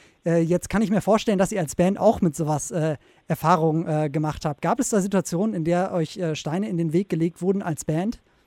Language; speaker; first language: German; native; German